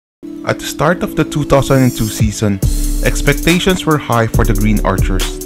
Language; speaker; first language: English; non-native, local second language; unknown